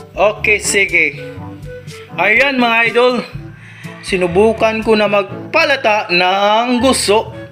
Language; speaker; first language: Filipino; non-native, local second language; Cebuano